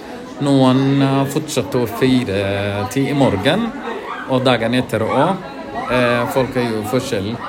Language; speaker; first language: Norwegian; non-native, learner; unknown